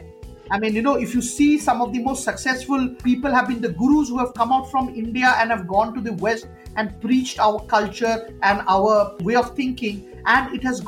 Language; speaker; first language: English; non-native, local second language; Bangla